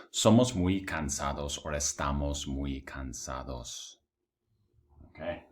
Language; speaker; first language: Spanish; non-native, fluent; English